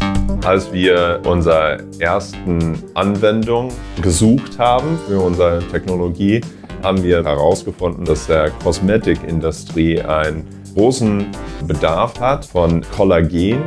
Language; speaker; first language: German; non-native, fluent; English